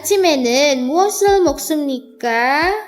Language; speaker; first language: Korean; non-native, learner; Indonesian